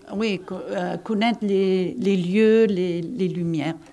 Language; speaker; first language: French; non-native, fluent; Catalan